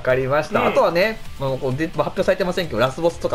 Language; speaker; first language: Japanese; native; Japanese